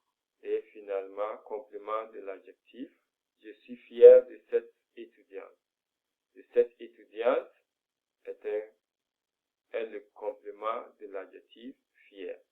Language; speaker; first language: French; non-native, fluent; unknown